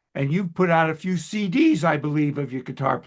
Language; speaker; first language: English; native; English